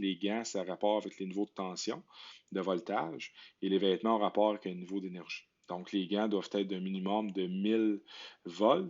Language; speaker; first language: French; native; French